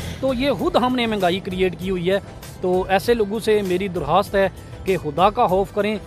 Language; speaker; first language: Hindi; non-native, local second language; Punjabi